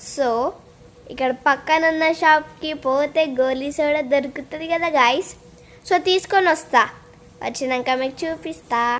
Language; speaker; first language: Telugu; non-native, local second language; Lambadi